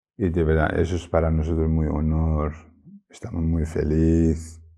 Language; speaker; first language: Spanish; non-native, learner; Tibetan